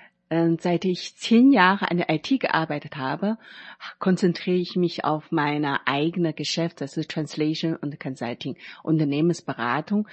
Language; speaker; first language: German; non-native, learner; Chinese